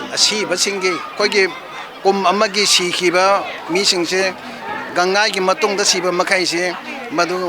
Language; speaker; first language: Manipuri; non-native, local second language; Rongmei Naga